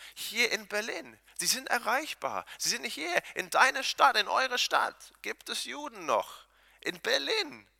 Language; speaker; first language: German; non-native, fluent; Hebrew